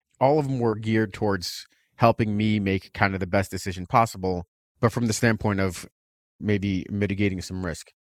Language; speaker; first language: English; early bilingual, other home language; Russian